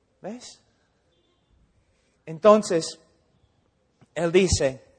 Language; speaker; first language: Spanish; non-native, fluent; English